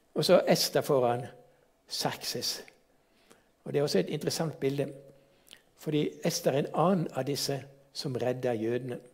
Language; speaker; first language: Norwegian; native; Norwegian